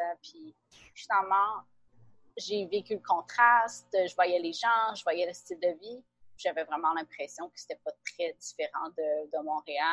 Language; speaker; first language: French; native; French